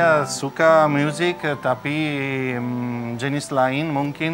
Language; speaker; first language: Indonesian; non-native, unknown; Italian